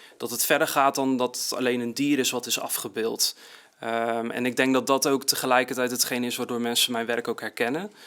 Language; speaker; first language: Dutch; native; Dutch